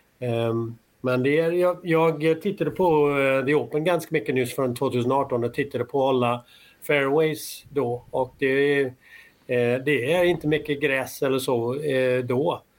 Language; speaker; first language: Swedish; non-native, fluent; English